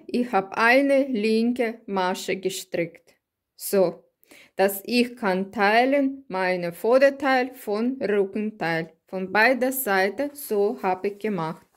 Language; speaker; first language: German; non-native, learner; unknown